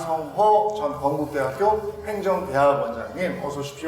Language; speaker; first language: Korean; native; Korean